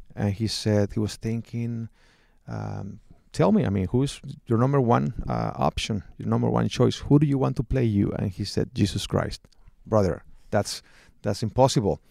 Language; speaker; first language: English; non-native, fluent; Spanish